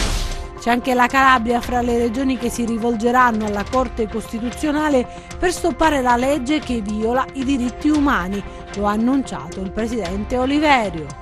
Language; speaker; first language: Italian; native; Italian